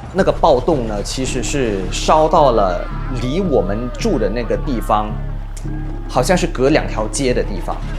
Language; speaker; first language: Chinese; early bilingual, heritage; Chinese